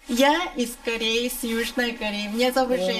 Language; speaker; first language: Russian; non-native, learner; Korean